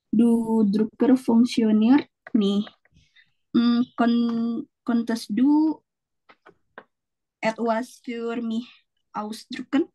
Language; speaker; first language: German; non-native, learner; Indonesian